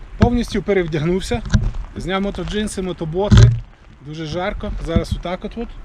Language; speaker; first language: Ukrainian; non-native, local second language; Russian